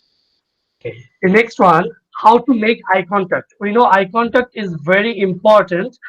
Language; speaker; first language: English; non-native, fluent; Bangla